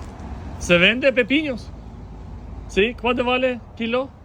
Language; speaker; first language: Spanish; non-native, learner; Albanian